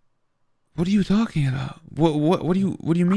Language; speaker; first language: English; native; English